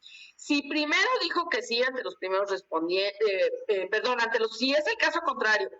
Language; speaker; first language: Spanish; native; Spanish